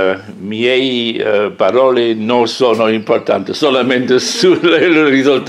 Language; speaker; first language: Italian; non-native, learner; German